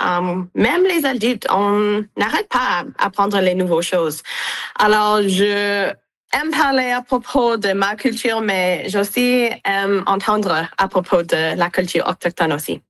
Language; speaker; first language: French; non-native, local second language; English